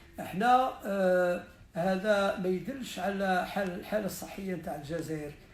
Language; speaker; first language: Arabic; native; Arabic